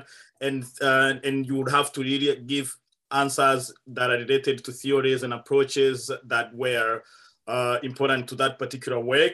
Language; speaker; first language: English; non-native, local second language; Kinyarwanda